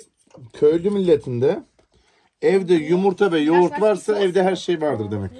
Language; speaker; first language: Turkish; native; Turkish